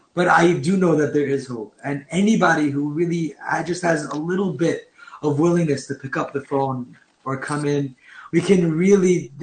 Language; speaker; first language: English; native; English